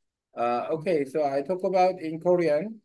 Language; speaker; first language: English; non-native, learner; Korean